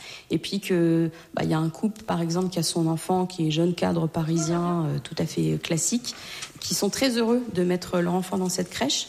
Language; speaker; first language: French; native; French